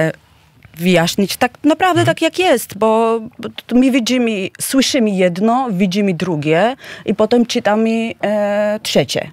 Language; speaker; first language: Polish; non-native, fluent; Georgian